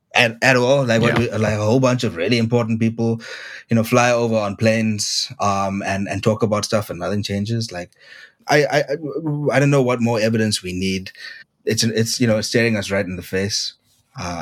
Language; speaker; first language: English; native; English